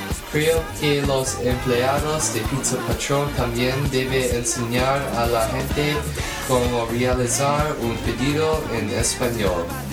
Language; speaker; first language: Spanish; non-native, learner; English